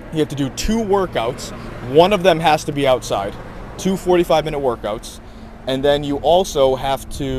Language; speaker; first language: English; native; English